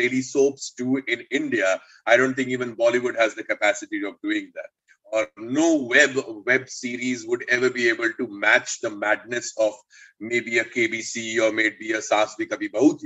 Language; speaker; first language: English; non-native, local second language; Hindi